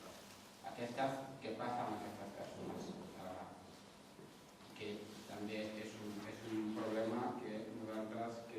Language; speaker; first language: Catalan; non-native, fluent; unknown